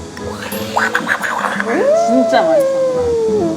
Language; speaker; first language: Korean; non-native, fluent; German